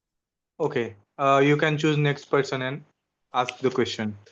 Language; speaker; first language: English; non-native, learner; Hindi